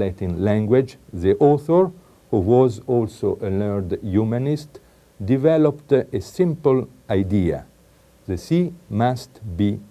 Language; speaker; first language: English; non-native, fluent; Italian